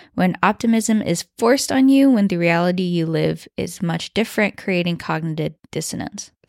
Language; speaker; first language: English; early bilingual, other home language; Chinese